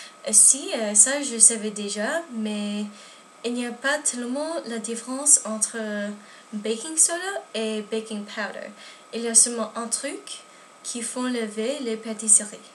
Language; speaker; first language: French; non-native, learner; English